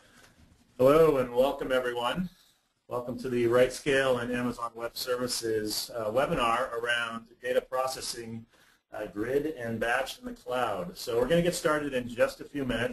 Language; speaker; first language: English; native; English